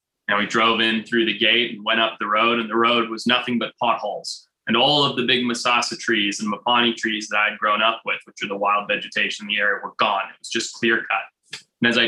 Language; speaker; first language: English; native; English